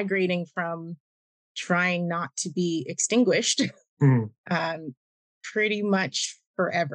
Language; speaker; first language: English; native; English